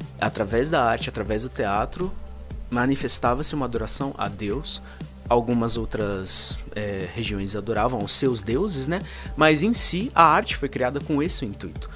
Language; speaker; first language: Portuguese; native; Portuguese